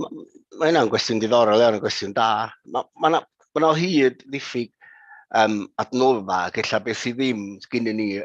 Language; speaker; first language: Welsh; native; Welsh